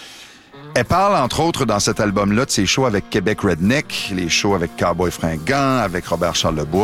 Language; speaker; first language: French; native; French